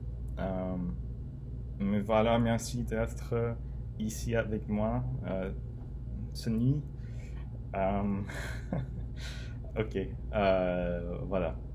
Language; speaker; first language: French; non-native, learner; English